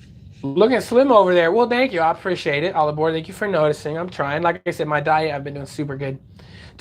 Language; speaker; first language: English; native; English